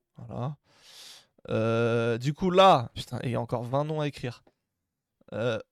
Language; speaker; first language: French; native; French